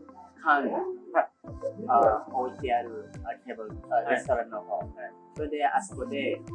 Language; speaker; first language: Japanese; non-native, fluent; Indonesian